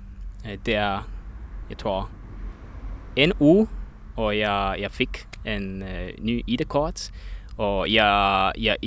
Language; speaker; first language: Danish; non-native, learner; Estonian